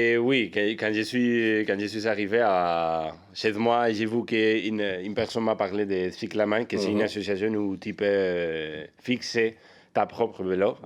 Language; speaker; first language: French; non-native, learner; Spanish